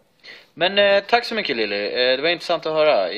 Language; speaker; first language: Swedish; native; Swedish